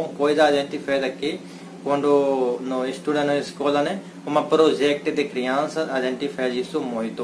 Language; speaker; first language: Portuguese; non-native, learner; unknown